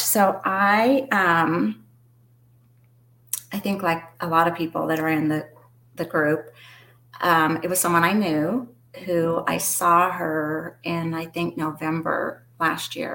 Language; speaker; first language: English; native; English